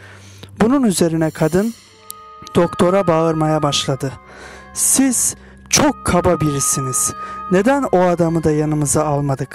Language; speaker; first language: Turkish; native; Turkish